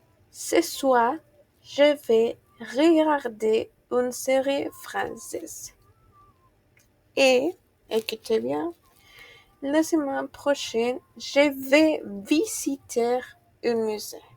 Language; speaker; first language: French; non-native, fluent; Spanish